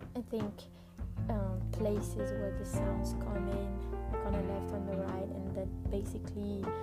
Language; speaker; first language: English; non-native, fluent; French